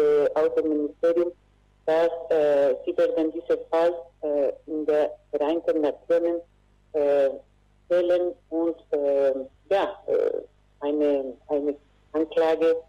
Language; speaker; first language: German; non-native, fluent; Spanish